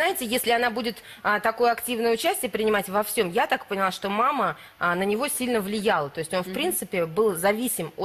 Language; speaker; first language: Russian; native; Russian